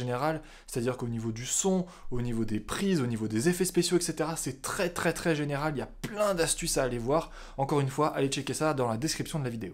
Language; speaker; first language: French; native; French